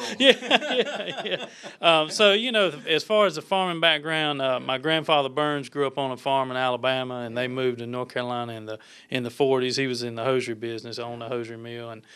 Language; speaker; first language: English; native; English